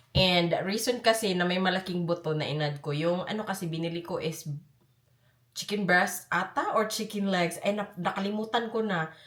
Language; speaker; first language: Filipino; non-native, local second language; Cebuano